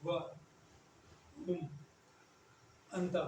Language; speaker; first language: Arabic; non-native, learner; Urdu